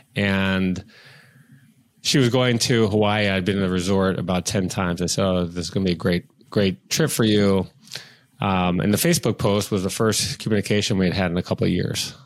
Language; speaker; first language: English; native; English